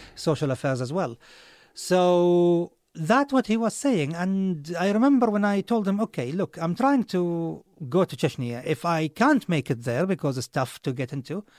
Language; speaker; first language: English; non-native, fluent; Arabic